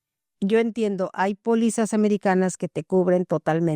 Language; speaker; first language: Spanish; native; Spanish